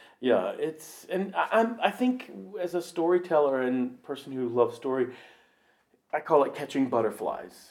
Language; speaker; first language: English; native; English